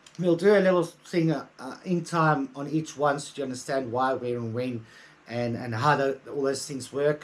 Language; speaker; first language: English; native; English